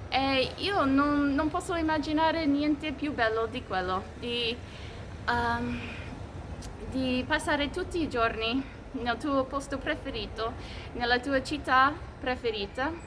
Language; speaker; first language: Italian; non-native, fluent; English